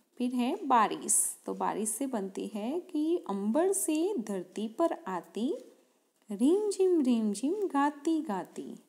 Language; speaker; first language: Hindi; non-native, local second language; Gujarati